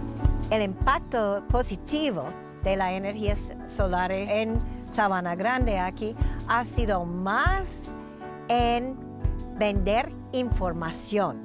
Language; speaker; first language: Spanish; non-native, fluent; English